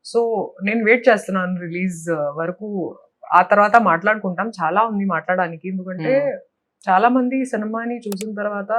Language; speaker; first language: Telugu; non-native, fluent; Hindi